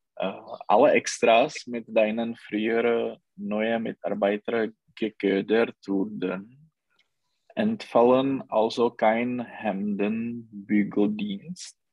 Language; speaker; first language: German; non-native, learner; Czech